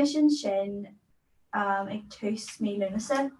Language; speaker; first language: Irish; non-native, local second language; English